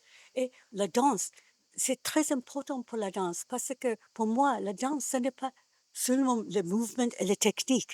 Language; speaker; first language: French; non-native, learner; Japanese